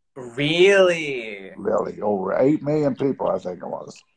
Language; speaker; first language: English; native; English